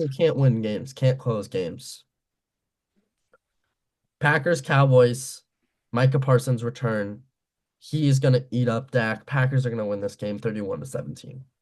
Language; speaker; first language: English; native; English